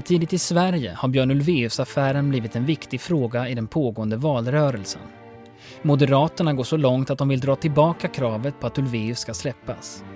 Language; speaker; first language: Swedish; native; Swedish